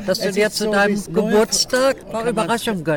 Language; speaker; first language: German; native; German